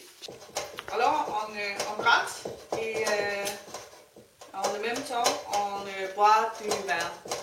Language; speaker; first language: French; non-native, learner; Danish